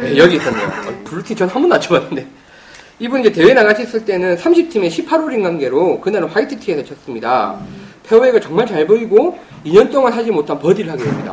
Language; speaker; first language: Korean; native; Korean